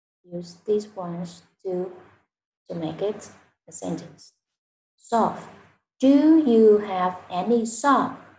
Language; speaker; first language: English; non-native, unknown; Vietnamese